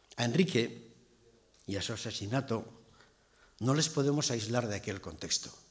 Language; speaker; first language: Spanish; native; Spanish